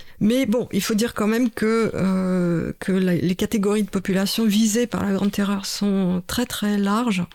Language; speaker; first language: French; non-native, fluent; Russian